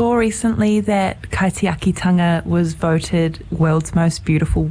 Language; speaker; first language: English; native; English